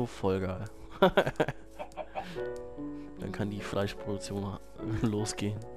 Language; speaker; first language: German; native; German